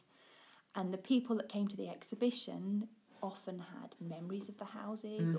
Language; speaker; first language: English; native; English